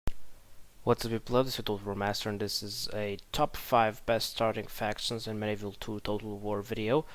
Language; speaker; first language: English; non-native, fluent; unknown